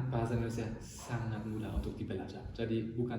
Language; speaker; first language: Indonesian; non-native, learner; German